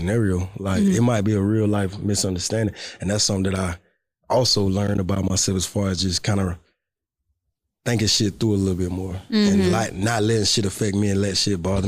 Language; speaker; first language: English; native; English